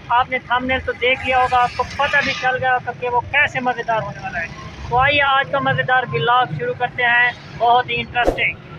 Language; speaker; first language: Urdu; non-native, local second language; Saraiki